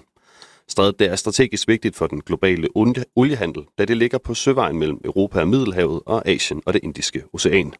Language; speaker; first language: Danish; native; Danish